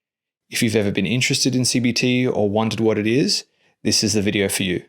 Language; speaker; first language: English; native; English